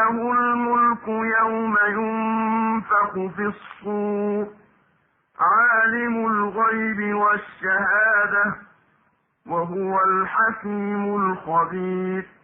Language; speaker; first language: Arabic; native; Arabic